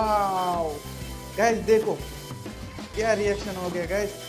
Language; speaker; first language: Hindi; non-native, learner; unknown